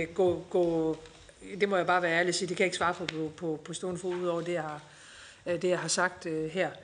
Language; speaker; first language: Danish; native; Danish